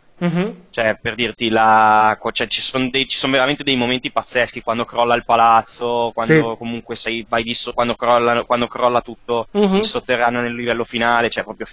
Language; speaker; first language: Italian; native; Italian